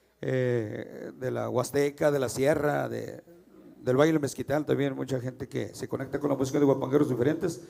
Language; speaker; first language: Spanish; native; Spanish